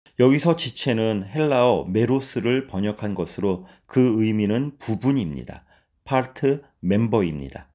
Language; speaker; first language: Korean; native; Korean